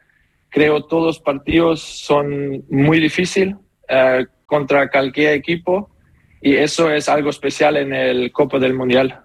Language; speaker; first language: Spanish; non-native, learner; German